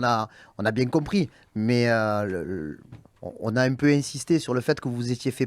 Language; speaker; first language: French; native; French